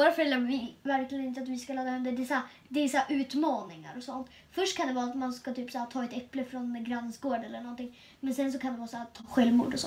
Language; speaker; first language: Swedish; native; Swedish